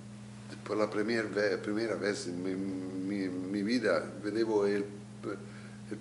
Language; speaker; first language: Spanish; non-native, learner; Italian